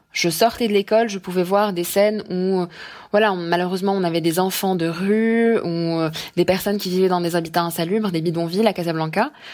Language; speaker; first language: French; non-native, local second language; Arabic